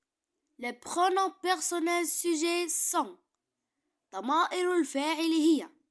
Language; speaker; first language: French; non-native, fluent; Arabic